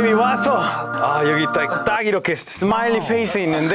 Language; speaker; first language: Korean; non-native, fluent; Spanish